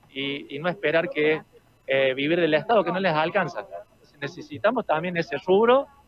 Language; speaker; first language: Spanish; native; Spanish